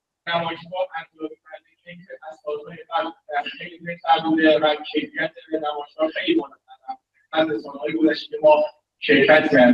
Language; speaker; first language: Persian; native; Persian